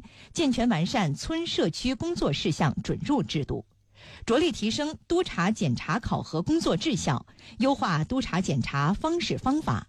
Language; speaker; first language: Chinese; native; Chinese